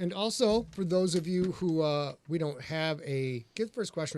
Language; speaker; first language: English; native; English